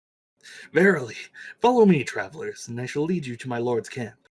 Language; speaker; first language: English; native; English